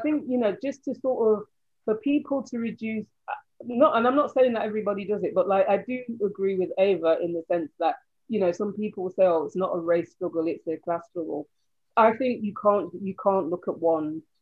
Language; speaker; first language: English; native; English